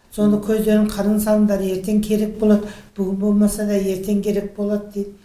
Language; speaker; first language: Kazakh; native; Kazakh